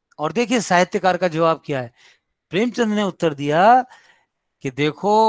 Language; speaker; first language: Hindi; native; Hindi